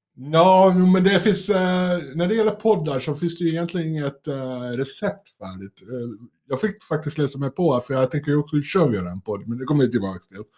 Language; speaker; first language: Swedish; native; Swedish